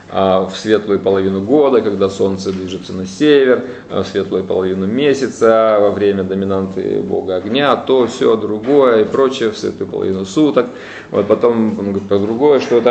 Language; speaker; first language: Russian; native; Russian